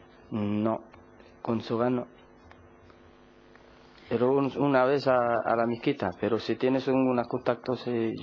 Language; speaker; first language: Spanish; non-native, learner; Arabic